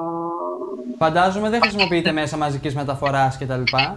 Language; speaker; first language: Greek; native; Greek